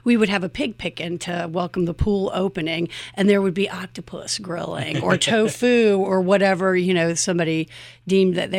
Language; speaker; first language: English; native; English